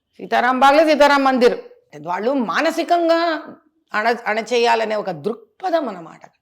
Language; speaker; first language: Telugu; native; Telugu